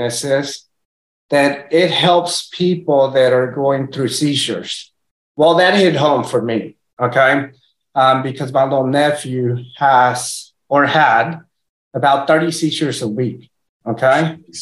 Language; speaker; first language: English; early bilingual, other home language; Spanish